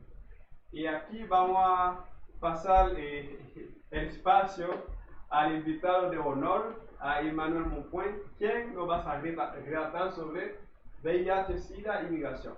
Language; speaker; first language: Spanish; non-native, fluent; Haitian Creole